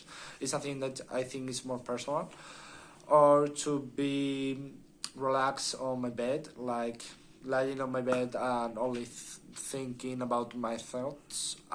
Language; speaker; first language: English; non-native, learner; Spanish